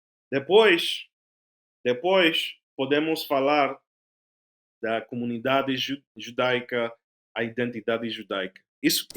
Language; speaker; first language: Portuguese; non-native, fluent; Spanish